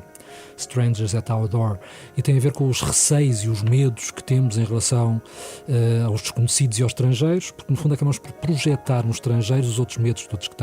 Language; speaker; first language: Portuguese; native; Portuguese